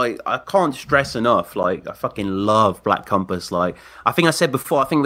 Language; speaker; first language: English; native; English